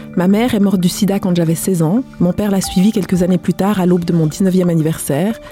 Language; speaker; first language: French; native; French